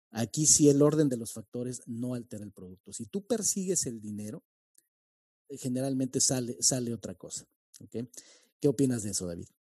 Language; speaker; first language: Spanish; native; Spanish